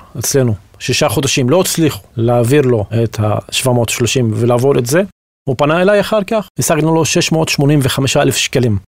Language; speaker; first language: Hebrew; non-native, local second language; Arabic